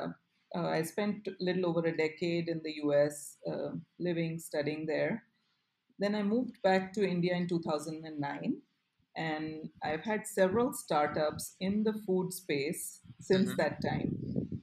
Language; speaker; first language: English; non-native, local second language; Gujarati